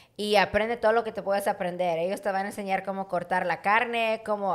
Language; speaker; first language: Spanish; early bilingual, heritage; Spanish